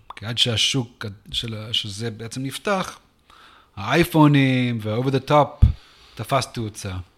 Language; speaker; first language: Hebrew; non-native, fluent; English